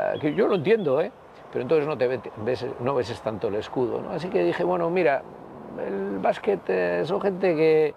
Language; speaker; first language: Spanish; native; Spanish